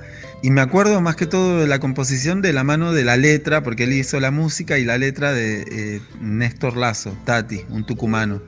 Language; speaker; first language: Spanish; native; Spanish